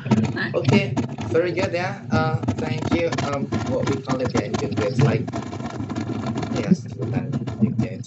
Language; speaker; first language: English; non-native, fluent; Indonesian